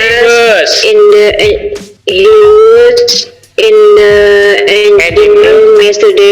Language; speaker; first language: English; non-native, learner; Indonesian